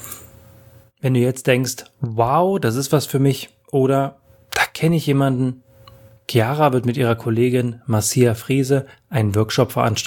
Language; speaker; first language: German; native; German